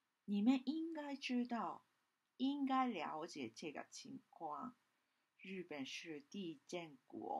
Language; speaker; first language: Chinese; non-native, fluent; Japanese